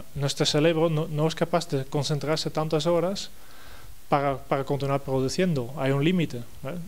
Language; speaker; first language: Spanish; non-native, fluent; Dutch